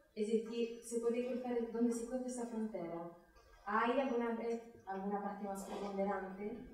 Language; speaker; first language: Spanish; non-native, fluent; Chinese